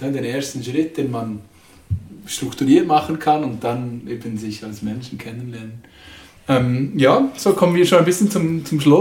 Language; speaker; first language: German; native; German